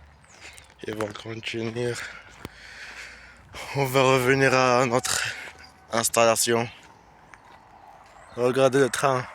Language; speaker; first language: French; non-native, learner; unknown